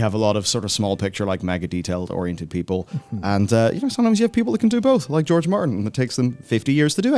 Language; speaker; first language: English; native; English